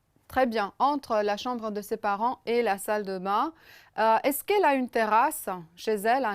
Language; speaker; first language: French; non-native, fluent; Romanian